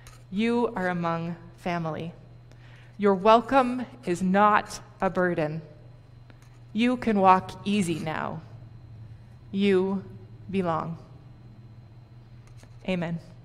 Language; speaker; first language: English; native; English